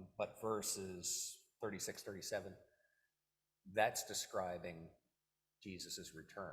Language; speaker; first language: English; native; English